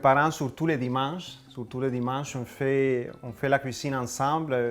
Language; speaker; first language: French; non-native, fluent; Spanish